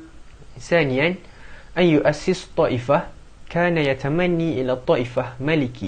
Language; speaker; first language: Arabic; non-native, learner; Malay